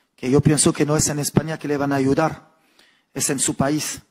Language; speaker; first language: Spanish; non-native, fluent; Arabic